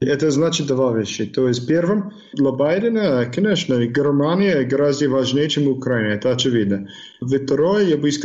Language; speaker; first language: Russian; non-native, fluent; English